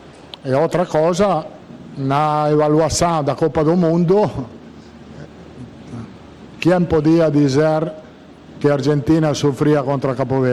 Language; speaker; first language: Portuguese; non-native, fluent; Italian